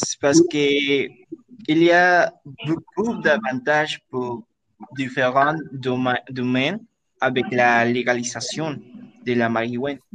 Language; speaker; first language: French; non-native, learner; Spanish